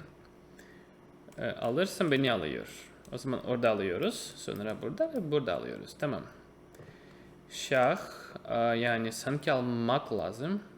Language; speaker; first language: Turkish; non-native, fluent; Russian